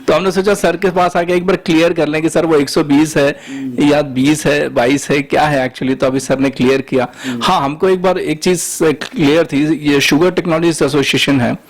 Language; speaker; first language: Hindi; native; Hindi